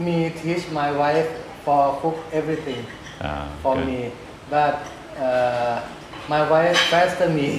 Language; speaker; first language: English; non-native, learner; Thai